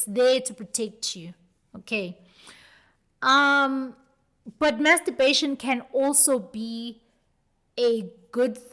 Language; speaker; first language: English; non-native, local second language; Zulu